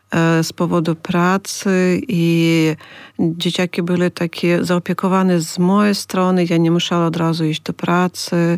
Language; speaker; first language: Polish; non-native, fluent; Ukrainian